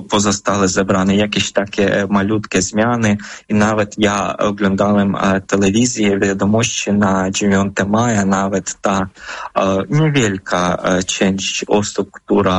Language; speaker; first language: Polish; non-native, fluent; Ukrainian